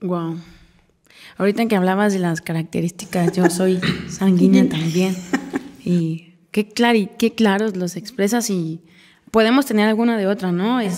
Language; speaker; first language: Spanish; native; Spanish